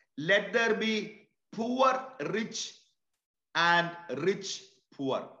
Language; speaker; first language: English; non-native, local second language; Malayalam